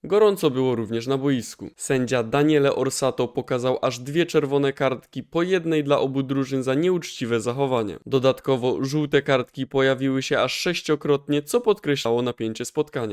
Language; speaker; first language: Polish; native; Polish